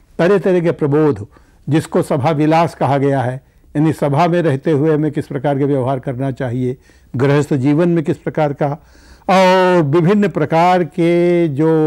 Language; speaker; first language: Hindi; native; Hindi